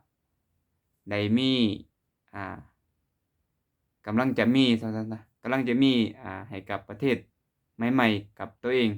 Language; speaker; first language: Thai; non-native, local second language; Lao